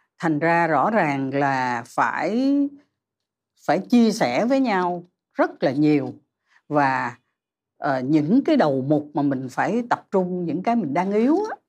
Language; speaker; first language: Vietnamese; native; Vietnamese